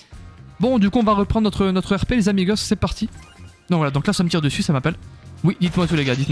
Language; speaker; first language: French; native; French